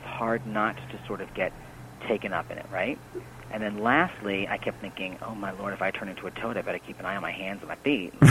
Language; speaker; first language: English; native; English